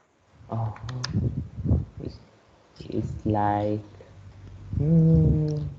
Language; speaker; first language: English; non-native, learner; Vietnamese